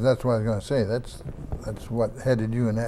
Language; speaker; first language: English; native; English